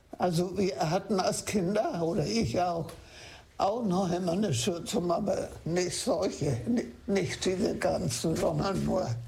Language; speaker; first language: German; non-native, local second language; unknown